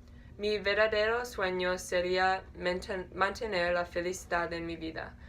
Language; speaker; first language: Spanish; non-native, learner; English